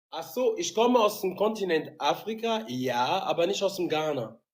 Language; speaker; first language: German; native; German